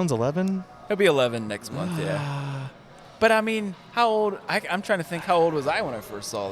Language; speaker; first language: English; native; English